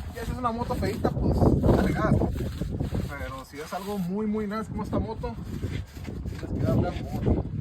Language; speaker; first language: Spanish; early bilingual, heritage; Spanish